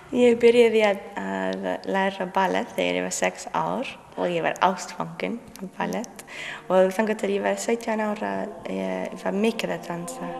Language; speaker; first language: Icelandic; non-native, learner; English